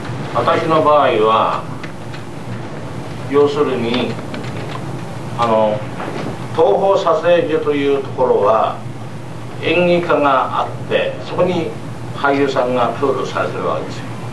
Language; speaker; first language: Japanese; native; Japanese